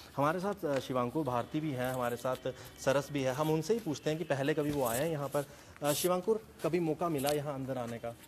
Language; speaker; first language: Hindi; native; Hindi